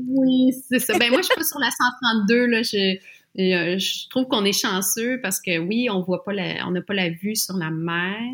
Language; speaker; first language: French; native; French